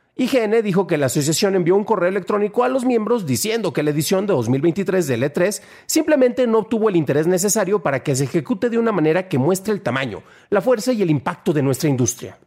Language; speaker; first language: Spanish; native; Spanish